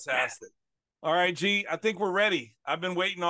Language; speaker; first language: English; native; English